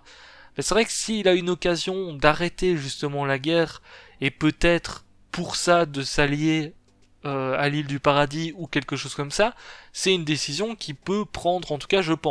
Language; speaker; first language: French; native; French